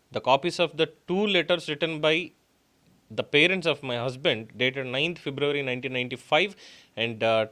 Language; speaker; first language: English; non-native, local second language; Telugu